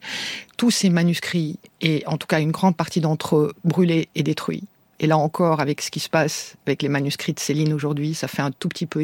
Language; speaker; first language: French; native; French